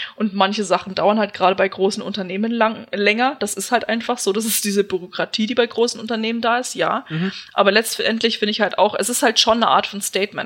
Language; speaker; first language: German; native; German